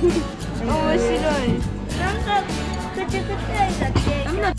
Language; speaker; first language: Japanese; early bilingual, other home language; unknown